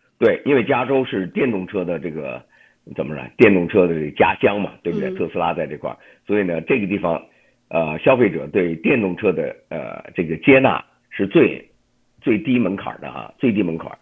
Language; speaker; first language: Chinese; native; Chinese